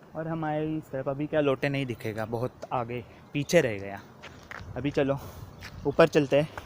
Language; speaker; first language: Hindi; non-native, local second language; Marathi